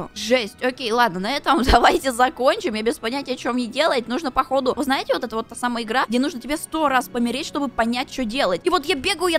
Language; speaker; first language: Russian; native; Russian